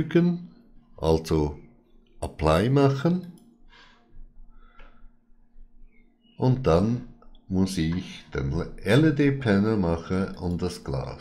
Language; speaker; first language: German; non-native, fluent; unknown